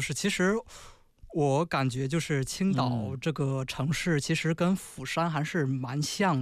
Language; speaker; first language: Chinese; native; Chinese